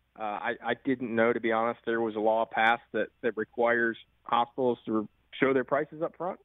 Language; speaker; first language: English; native; English